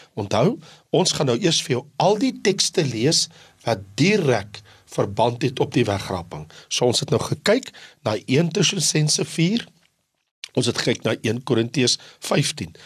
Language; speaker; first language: Afrikaans; native; Afrikaans